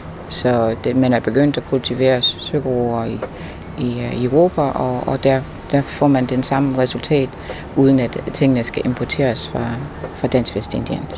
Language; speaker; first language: Danish; non-native, fluent; English